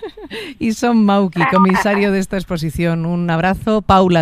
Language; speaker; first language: Spanish; native; Spanish